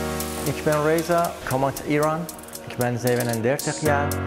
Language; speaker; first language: Dutch; non-native, learner; Persian